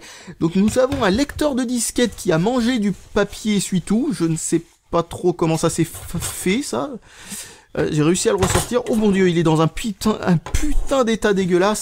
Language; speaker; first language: French; native; French